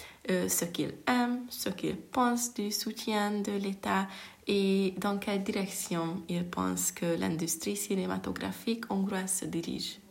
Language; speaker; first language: French; non-native, fluent; Hungarian